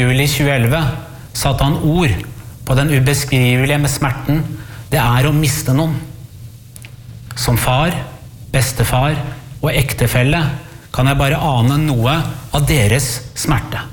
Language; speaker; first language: Norwegian; native; Norwegian